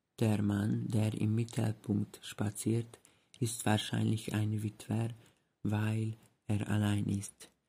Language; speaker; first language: German; non-native, learner; Hungarian